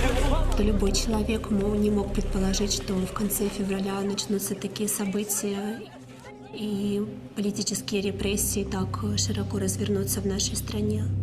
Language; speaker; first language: Russian; native; Russian